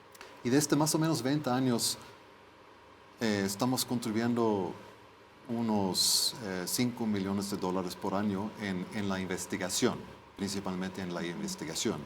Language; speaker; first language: Spanish; non-native, fluent; Swedish